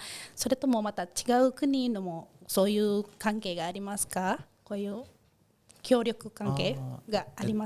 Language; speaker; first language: Japanese; non-native, fluent; Indonesian